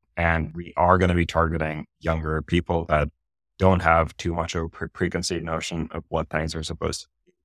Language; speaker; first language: English; non-native, local second language; Urdu